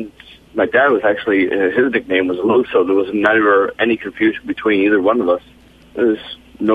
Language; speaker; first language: English; native; English